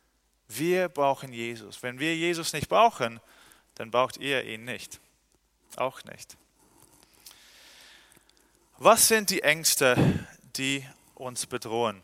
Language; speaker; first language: German; non-native, fluent; English